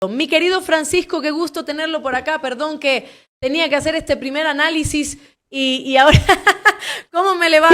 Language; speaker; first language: Spanish; native; Spanish